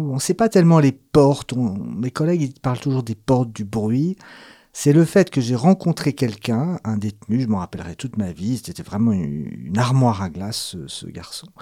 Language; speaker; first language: French; native; French